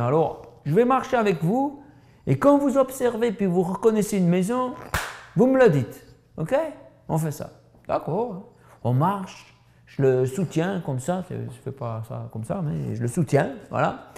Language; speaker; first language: French; native; French